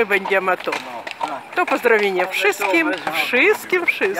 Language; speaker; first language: Polish; non-native, fluent; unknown